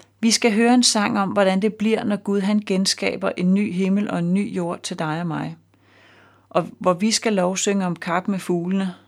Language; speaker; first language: Danish; native; Danish